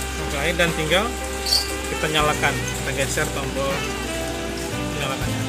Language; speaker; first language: Indonesian; native; Indonesian